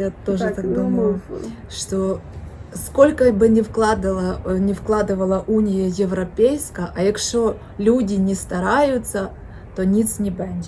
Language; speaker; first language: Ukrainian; non-native, local second language; Russian